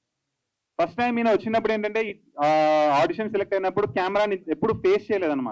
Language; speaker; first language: Telugu; native; Telugu